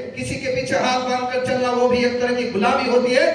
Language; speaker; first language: Hindi; non-native, local second language; Marathi